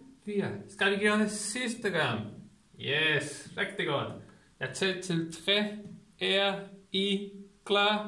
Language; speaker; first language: Danish; non-native, learner; Spanish